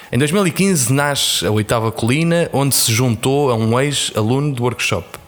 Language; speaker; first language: Portuguese; native; Portuguese